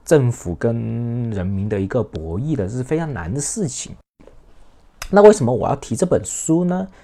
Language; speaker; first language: Chinese; non-native, local second language; Cantonese